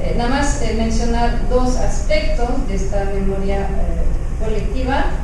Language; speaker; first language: Spanish; non-native, fluent; French